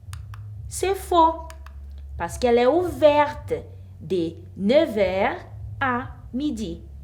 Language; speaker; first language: French; non-native, fluent; Portuguese